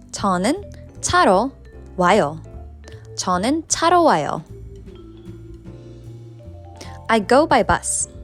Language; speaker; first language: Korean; non-native, fluent; English